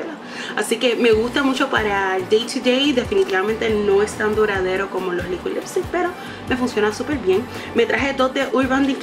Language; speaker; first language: Spanish; native; Spanish